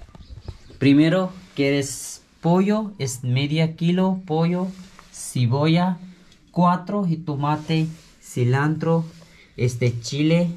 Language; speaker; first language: Spanish; non-native, learner; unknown